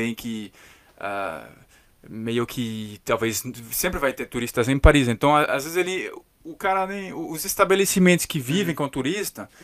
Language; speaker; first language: Portuguese; non-native, fluent; French